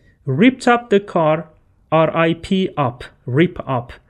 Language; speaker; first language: English; non-native, fluent; Persian